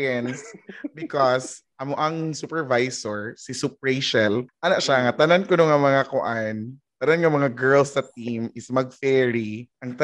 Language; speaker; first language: English; non-native, local second language; Cebuano